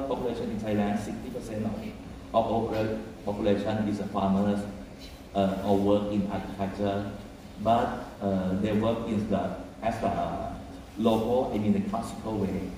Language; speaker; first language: English; non-native, fluent; Thai